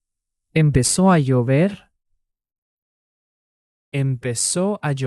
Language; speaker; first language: Spanish; non-native, fluent; English